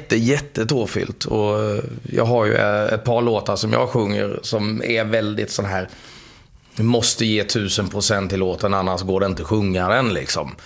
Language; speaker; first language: Swedish; native; Swedish